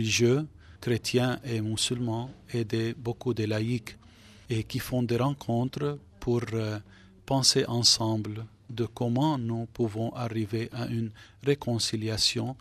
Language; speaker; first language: French; non-native, fluent; Arabic